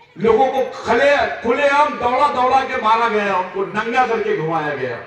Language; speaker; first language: Hindi; non-native, local second language; Marathi